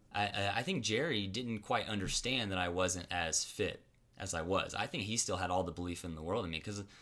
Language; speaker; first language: English; native; English